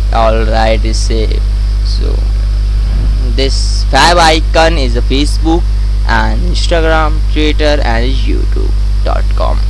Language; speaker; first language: English; non-native, learner; Hindi